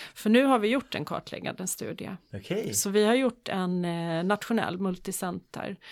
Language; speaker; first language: Swedish; native; Swedish